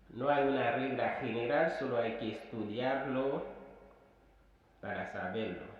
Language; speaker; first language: Spanish; non-native, fluent; Haitian Creole